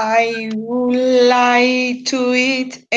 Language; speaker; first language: English; non-native, learner; Spanish